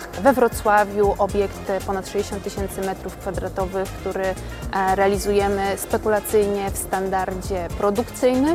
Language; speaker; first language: Polish; native; Polish